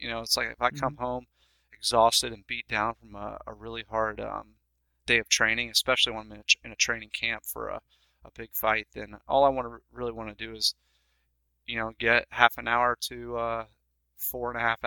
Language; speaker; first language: English; native; English